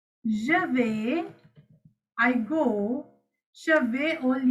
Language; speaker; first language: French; non-native, learner; Sinhala